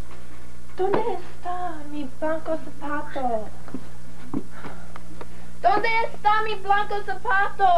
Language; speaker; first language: Spanish; non-native, learner; English